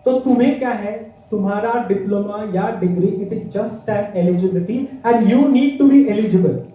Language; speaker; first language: Hindi; non-native, local second language; Marathi